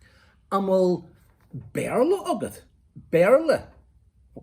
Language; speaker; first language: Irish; non-native, local second language; English